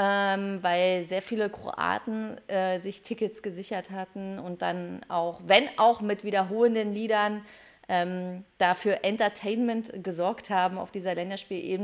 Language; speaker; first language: German; native; German